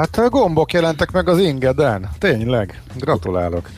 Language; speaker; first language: Hungarian; native; Hungarian